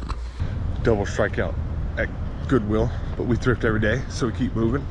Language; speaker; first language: English; native; English